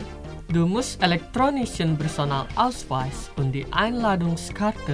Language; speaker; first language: German; non-native, fluent; Indonesian